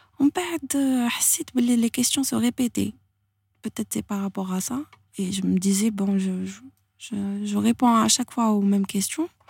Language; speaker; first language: French; non-native, local second language; Arabic